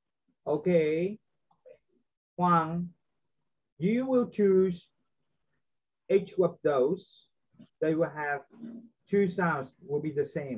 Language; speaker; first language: English; non-native, fluent; Vietnamese